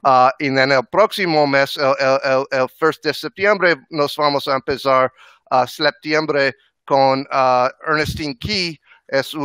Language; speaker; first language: Spanish; non-native, learner; English